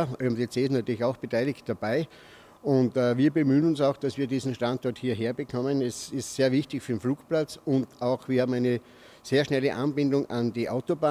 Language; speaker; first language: German; native; German